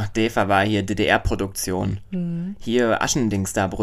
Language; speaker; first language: German; native; German